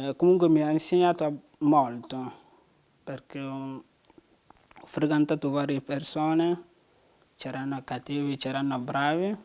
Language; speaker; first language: Italian; non-native, learner; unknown